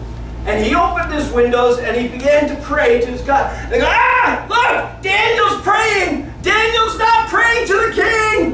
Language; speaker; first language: English; native; English